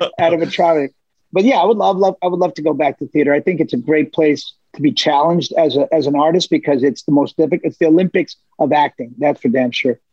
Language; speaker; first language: English; early bilingual, other home language; Spanish